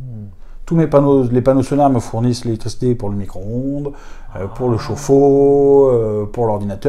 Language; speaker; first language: French; native; French